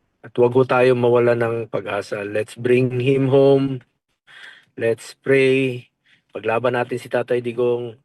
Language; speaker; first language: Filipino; non-native, local second language; Cebuano